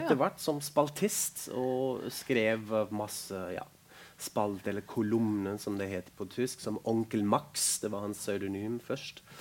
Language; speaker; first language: Norwegian; non-native, fluent; German